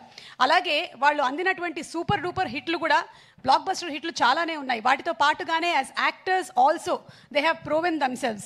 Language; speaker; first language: Telugu; native; Telugu